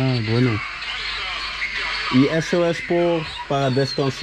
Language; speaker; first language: Spanish; non-native, learner; Dutch